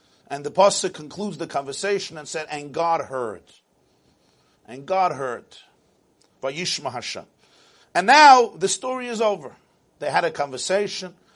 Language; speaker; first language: English; native; English